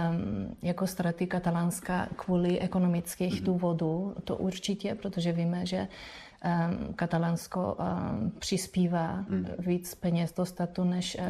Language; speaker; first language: Czech; non-native, fluent; Spanish